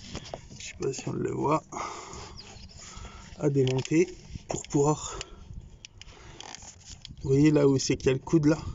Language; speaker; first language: French; native; French